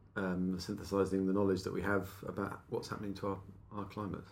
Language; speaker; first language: English; native; English